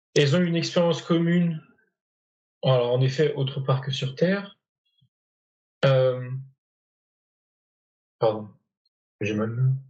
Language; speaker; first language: French; native; French